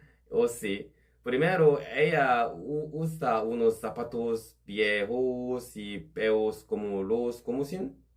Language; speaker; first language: Spanish; non-native, learner; Korean